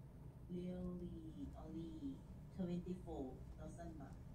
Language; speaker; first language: English; non-native, learner; Thai